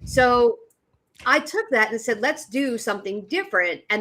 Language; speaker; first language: English; native; English